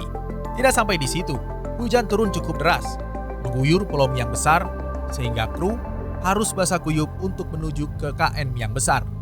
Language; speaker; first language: Indonesian; native; Indonesian